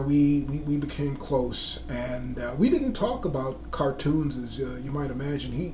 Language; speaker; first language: English; native; English